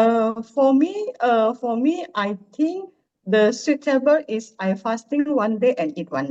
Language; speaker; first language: English; non-native, learner; Indonesian